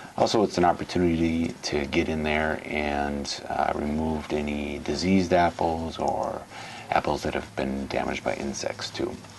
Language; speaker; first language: English; native; English